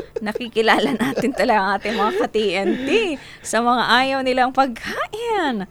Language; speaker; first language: Filipino; non-native, local second language; Bikol